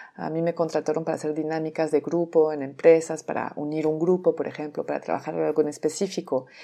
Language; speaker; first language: Spanish; non-native, fluent; French